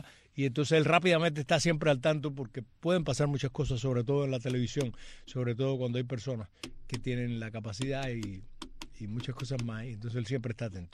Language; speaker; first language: Spanish; native; Spanish